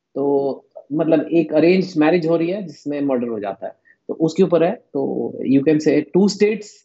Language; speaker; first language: Hindi; native; Hindi